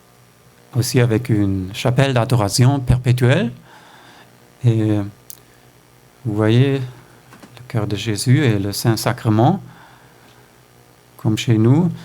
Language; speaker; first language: French; non-native, fluent; German